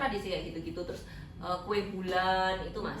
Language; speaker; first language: Indonesian; native; Indonesian